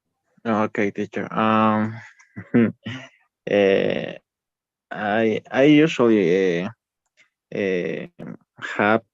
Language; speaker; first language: English; non-native, learner; Spanish